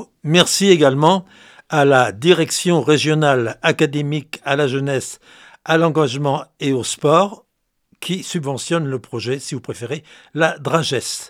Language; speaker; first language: French; native; French